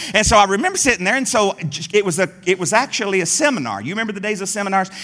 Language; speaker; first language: English; native; English